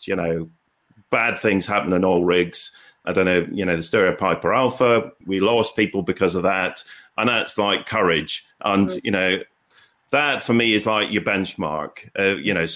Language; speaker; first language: English; native; English